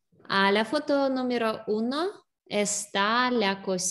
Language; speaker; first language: Spanish; non-native, learner; English